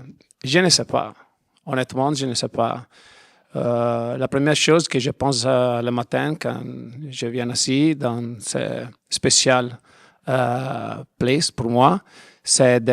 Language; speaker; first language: French; non-native, learner; Italian